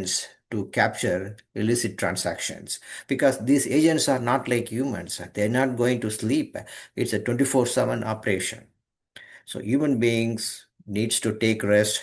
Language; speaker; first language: English; non-native, local second language; Tamil